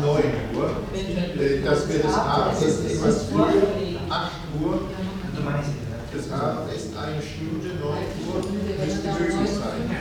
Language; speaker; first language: German; native; German